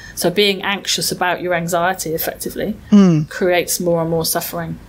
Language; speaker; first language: English; native; English